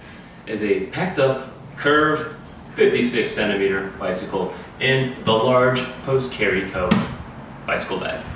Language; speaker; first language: English; native; English